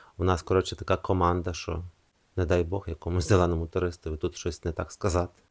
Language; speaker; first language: Ukrainian; non-native, fluent; Italian